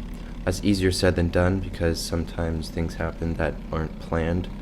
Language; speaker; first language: English; native; English